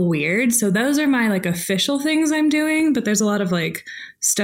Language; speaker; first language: English; native; English